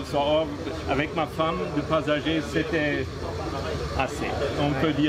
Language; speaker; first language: French; non-native, learner; German